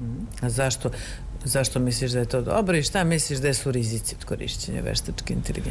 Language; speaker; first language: Serbian; native; Serbian